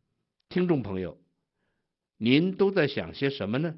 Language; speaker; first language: Chinese; native; Chinese